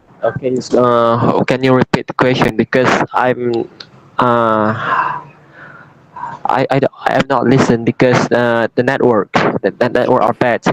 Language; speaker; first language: English; non-native, learner; Indonesian